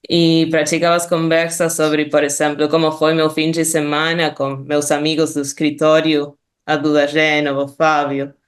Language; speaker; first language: Portuguese; non-native, fluent; Spanish